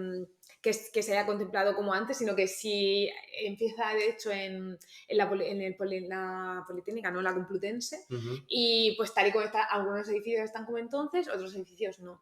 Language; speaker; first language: Spanish; native; Spanish